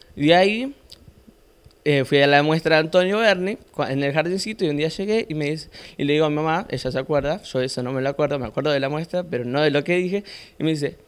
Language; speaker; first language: Spanish; native; Spanish